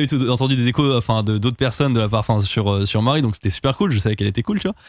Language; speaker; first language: French; native; French